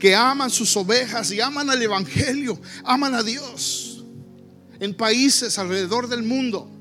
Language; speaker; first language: Spanish; early bilingual, heritage; Spanish